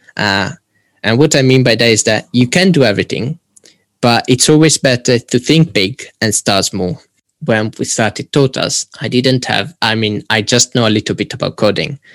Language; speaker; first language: English; non-native, fluent; Italian